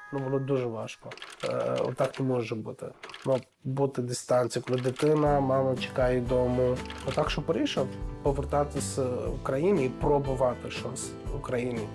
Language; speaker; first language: Ukrainian; non-native, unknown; Romanian